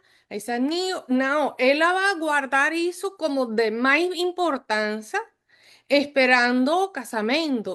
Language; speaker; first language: Spanish; non-native, fluent; English